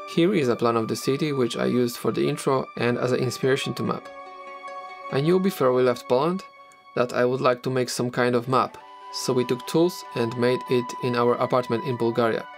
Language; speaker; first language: English; non-native, fluent; Polish